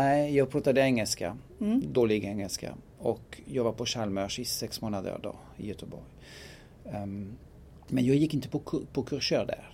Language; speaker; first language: Swedish; non-native, fluent; French